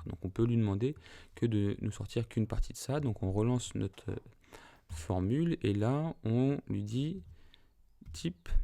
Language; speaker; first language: French; native; French